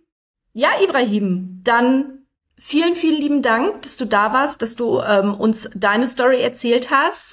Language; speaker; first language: German; native; German